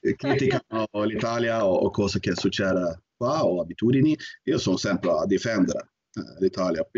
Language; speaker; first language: Italian; non-native, fluent; Norwegian